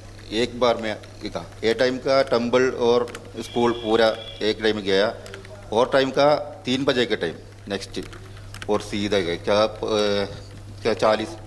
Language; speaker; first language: Hindi; non-native, local second language; Malayalam